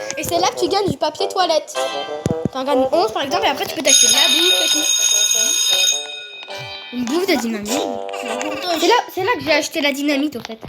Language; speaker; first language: French; native; French